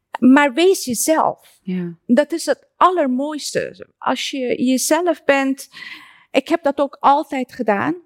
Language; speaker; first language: Dutch; early bilingual, other home language; Persian